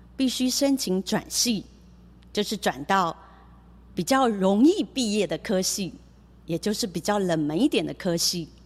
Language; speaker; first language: Chinese; early bilingual, heritage; Chinese